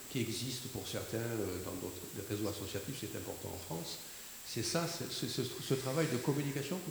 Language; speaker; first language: French; native; French